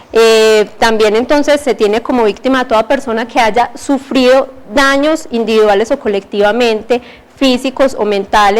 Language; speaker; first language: Spanish; native; Spanish